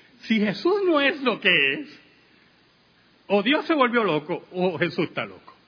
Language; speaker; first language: Spanish; native; Spanish